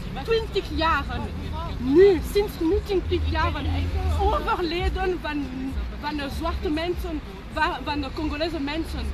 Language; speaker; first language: Dutch; non-native, learner; French